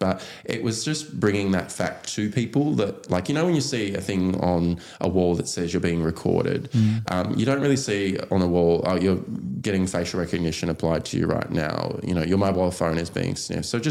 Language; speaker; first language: English; native; English